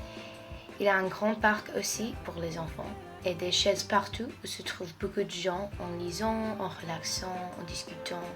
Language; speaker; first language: French; non-native, fluent; English